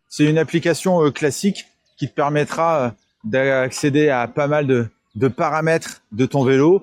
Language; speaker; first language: French; native; French